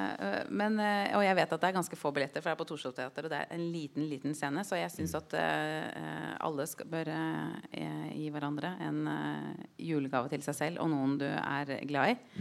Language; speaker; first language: Norwegian; native; Norwegian